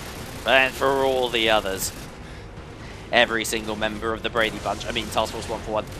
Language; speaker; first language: English; native; English